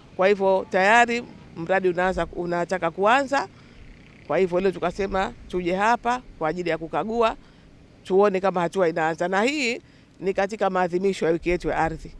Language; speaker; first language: Swahili; native; Swahili